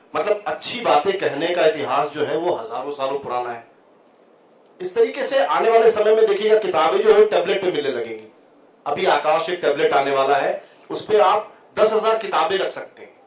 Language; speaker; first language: Hindi; native; Hindi